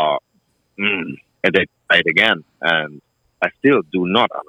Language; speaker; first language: English; non-native, fluent; German